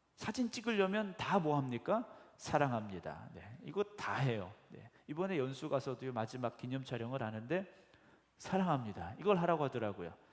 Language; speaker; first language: Korean; native; Korean